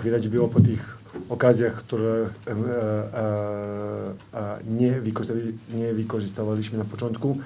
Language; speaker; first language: Polish; non-native, fluent; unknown